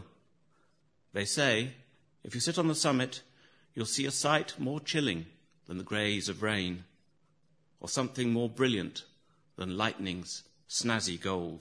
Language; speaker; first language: English; native; English